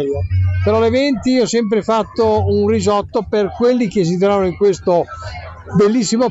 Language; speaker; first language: Italian; native; Italian